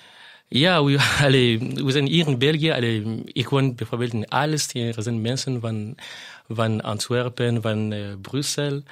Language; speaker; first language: Dutch; non-native, fluent; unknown